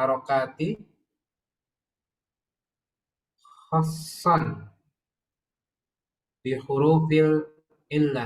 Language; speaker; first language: Arabic; non-native, learner; Indonesian